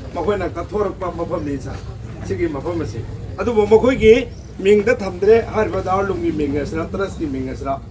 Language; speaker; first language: Manipuri; native; Manipuri